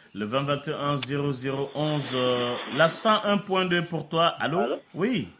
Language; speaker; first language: French; non-native, local second language; Bambara